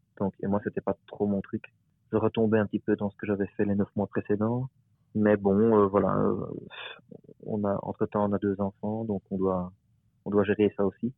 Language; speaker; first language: French; native; French